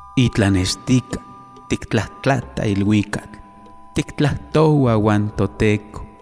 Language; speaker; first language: Spanish; native; Spanish